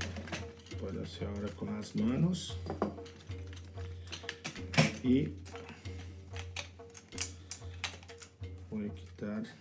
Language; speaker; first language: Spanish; non-native, learner; Portuguese